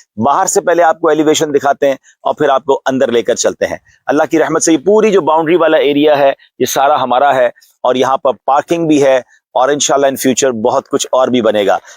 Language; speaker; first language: Urdu; native; Urdu